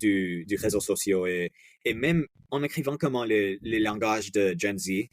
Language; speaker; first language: French; non-native, fluent; English